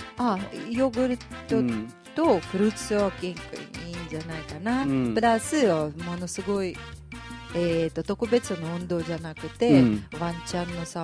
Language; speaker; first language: Japanese; non-native, fluent; Russian